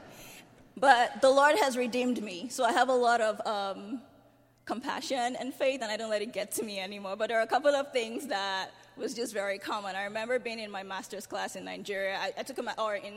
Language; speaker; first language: English; non-native, local second language; Yoruba